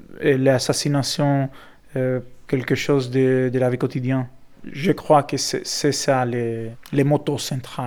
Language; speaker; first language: French; non-native, learner; Greek